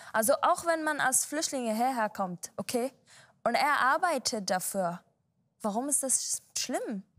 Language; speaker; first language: German; non-native, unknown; Arabic